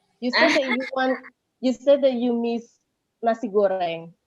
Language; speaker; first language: English; non-native, learner; Indonesian